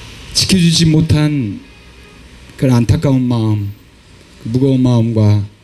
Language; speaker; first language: Korean; native; Korean